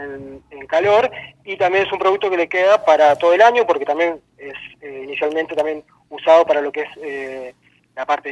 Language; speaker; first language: Spanish; native; Spanish